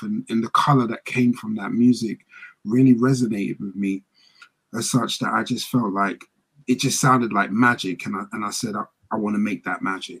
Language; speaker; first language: English; native; English